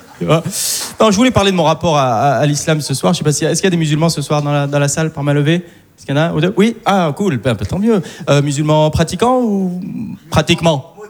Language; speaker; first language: French; early bilingual, other home language; Arabic